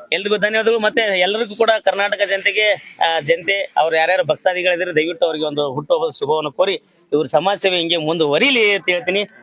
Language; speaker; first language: Kannada; native; Kannada